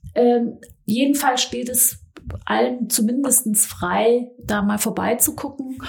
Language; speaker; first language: German; native; German